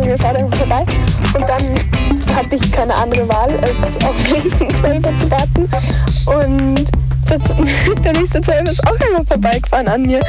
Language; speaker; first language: German; native; German